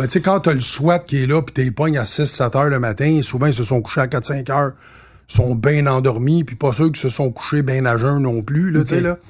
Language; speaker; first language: French; native; French